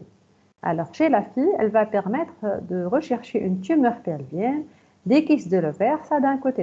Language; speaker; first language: French; non-native, local second language; Arabic